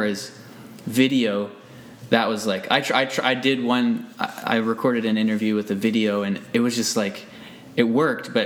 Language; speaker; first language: English; native; English